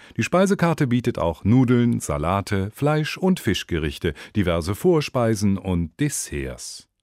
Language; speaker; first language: German; native; German